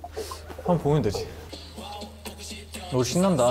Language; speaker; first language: Korean; early bilingual, heritage; English